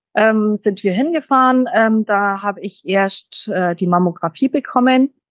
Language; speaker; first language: German; early bilingual, heritage; German